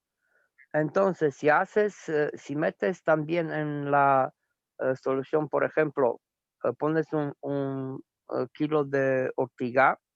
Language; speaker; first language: Spanish; non-native, fluent; Romanian